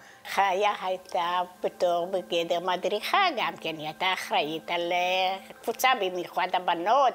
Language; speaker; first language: Hebrew; non-native, fluent; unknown